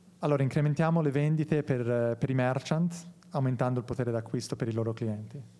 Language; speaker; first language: Italian; native; Italian